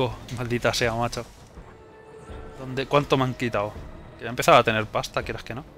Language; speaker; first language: Spanish; native; Spanish